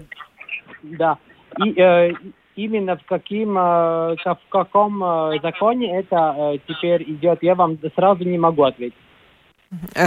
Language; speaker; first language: Russian; non-native, local second language; Latvian